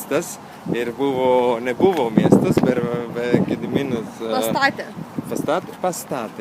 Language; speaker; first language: Lithuanian; non-native, learner; Italian